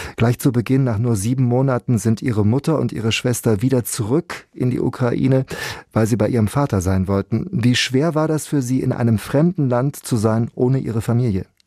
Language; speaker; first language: German; native; German